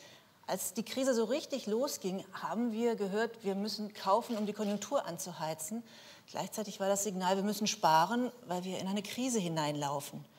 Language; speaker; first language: German; native; German